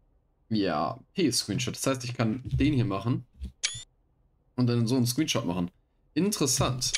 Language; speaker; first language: German; native; German